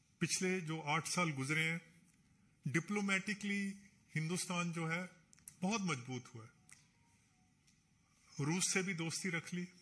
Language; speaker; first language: Hindi; non-native, local second language; Punjabi